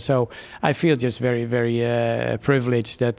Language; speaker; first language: English; non-native, fluent; Dutch